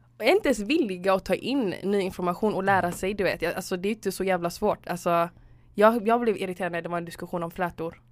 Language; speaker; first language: Swedish; early bilingual, other home language; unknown